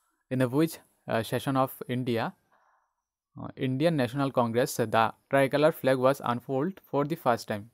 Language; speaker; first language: English; non-native, local second language; Bangla